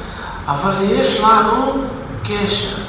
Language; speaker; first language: Hebrew; non-native, fluent; Russian